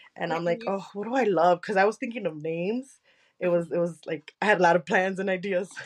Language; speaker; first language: English; early bilingual, other home language; Spanish